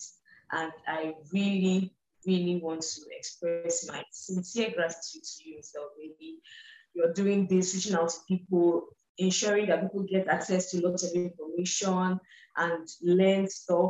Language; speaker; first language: English; non-native, local second language; Igbo